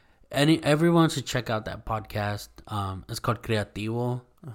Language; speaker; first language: English; early bilingual, other home language; Spanish